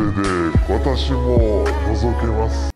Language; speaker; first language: Japanese; non-native, fluent; Vietnamese